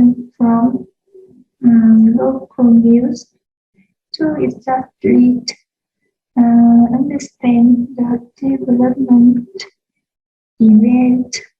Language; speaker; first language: English; non-native, learner; Vietnamese